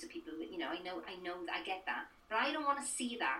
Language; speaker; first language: English; native; English